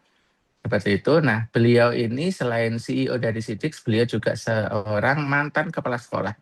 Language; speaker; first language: Indonesian; native; Indonesian